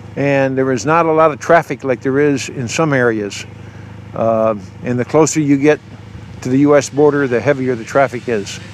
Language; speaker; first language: English; native; English